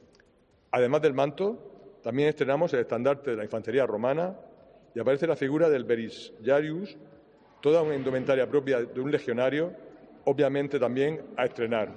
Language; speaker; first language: Spanish; native; Spanish